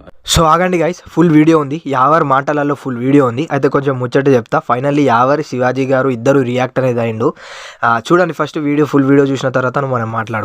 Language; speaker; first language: Telugu; native; Telugu